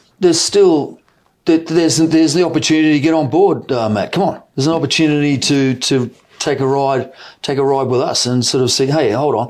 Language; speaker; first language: English; native; English